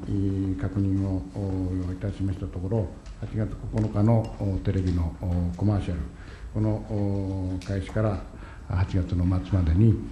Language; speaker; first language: Japanese; native; Japanese